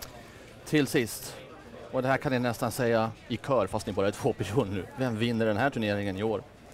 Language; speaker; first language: Swedish; native; Swedish